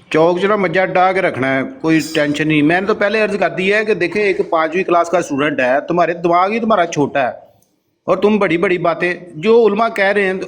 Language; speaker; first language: Urdu; non-native, local second language; Punjabi